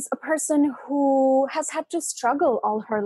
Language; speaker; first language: English; non-native, local second language; Bangla